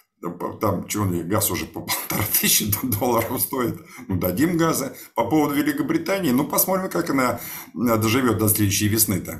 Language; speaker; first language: Russian; native; Russian